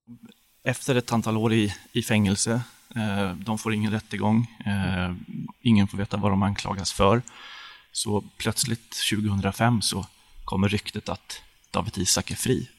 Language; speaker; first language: Swedish; native; Swedish